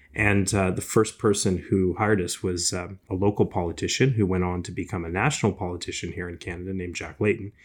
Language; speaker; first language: English; native; English